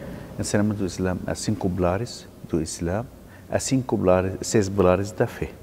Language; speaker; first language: Portuguese; non-native, learner; Arabic